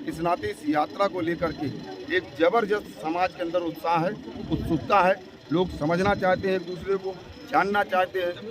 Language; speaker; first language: Hindi; native; Hindi